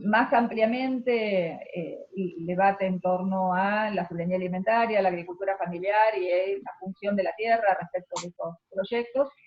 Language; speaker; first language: Spanish; native; Spanish